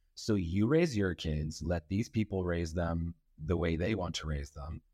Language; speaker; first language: English; native; English